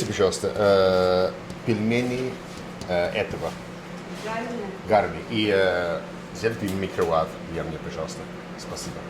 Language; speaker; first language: Russian; non-native, learner; English